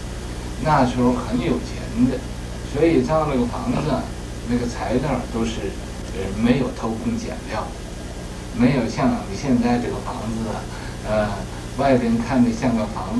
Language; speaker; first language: Chinese; native; Chinese